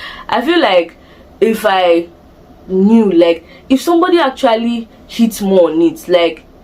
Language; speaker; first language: English; non-native, local second language; Igbo